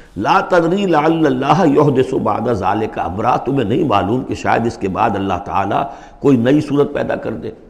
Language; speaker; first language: Urdu; native; Urdu